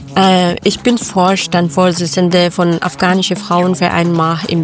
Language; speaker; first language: German; non-native, learner; Persian